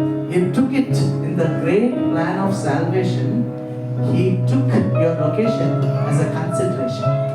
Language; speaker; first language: English; non-native, local second language; Telugu